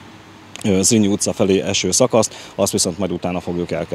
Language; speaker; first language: Hungarian; native; Hungarian